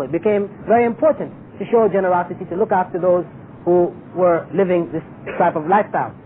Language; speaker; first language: English; native; English